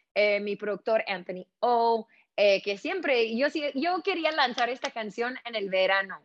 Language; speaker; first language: Spanish; early bilingual, heritage; Spanish